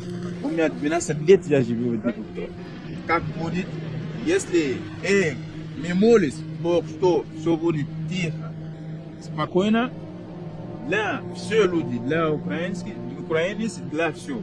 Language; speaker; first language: Russian; non-native, learner; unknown